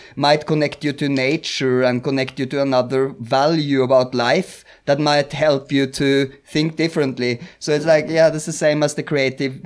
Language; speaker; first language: English; non-native, fluent; Norwegian